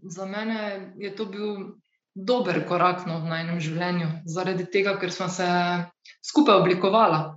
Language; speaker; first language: Slovenian; native; Slovenian